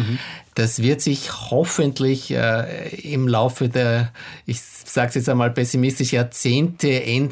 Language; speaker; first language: German; native; German